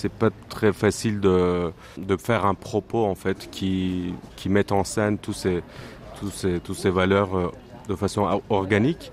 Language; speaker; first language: French; non-native, fluent; Turkish